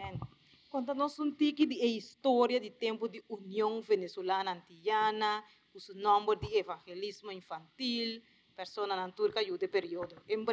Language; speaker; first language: Portuguese; non-native, learner; Papiamento